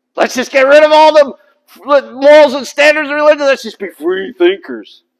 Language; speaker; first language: English; native; English